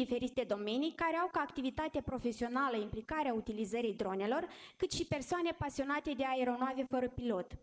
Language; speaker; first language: Romanian; native; Romanian